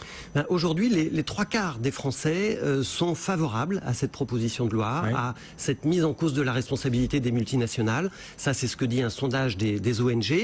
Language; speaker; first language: French; native; French